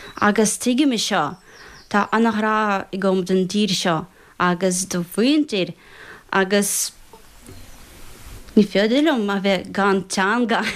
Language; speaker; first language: Irish; non-native, fluent; Russian